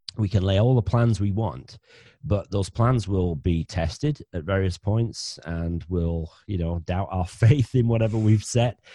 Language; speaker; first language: English; native; English